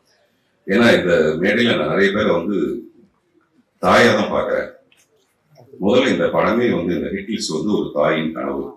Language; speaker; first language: Tamil; native; Tamil